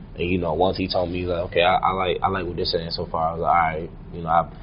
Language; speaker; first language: English; native; English